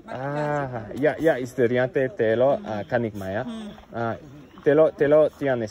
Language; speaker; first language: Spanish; non-native, learner; English